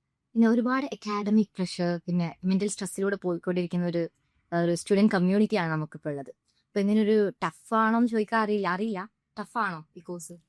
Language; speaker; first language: Malayalam; native; Malayalam